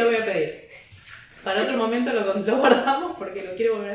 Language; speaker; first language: Spanish; native; Spanish